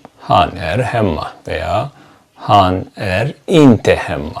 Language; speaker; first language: Swedish; non-native, fluent; Turkish